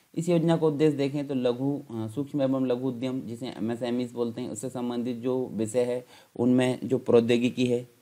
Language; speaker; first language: Hindi; native; Hindi